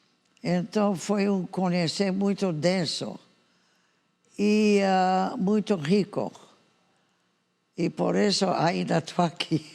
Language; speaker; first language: Portuguese; non-native, fluent; English